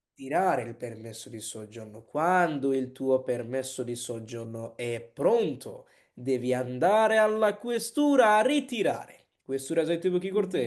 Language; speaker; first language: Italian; non-native, fluent; Bangla